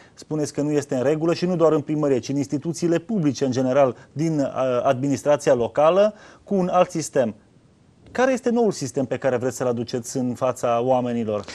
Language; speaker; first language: Romanian; native; Romanian